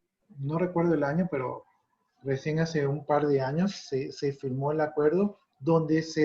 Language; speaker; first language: Spanish; native; Spanish